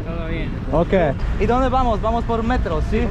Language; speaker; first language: Spanish; non-native, learner; Polish